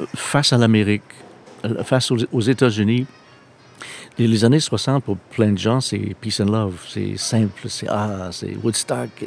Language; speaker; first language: French; non-native, fluent; English